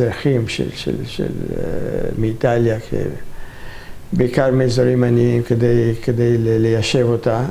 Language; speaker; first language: Hebrew; non-native, fluent; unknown